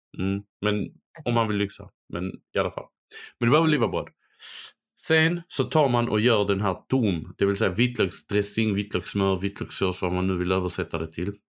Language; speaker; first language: Swedish; non-native, fluent; Arabic